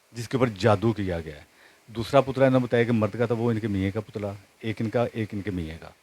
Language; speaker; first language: Hindi; non-native, local second language; Punjabi